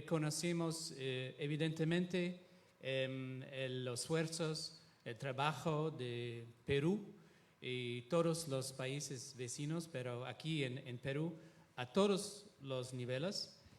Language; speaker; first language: Spanish; non-native, fluent; Italian